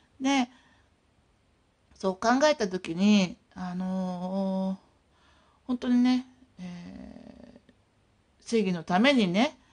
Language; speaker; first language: Japanese; native; Japanese